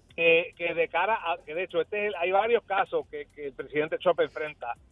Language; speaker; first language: Spanish; early bilingual, heritage; Spanish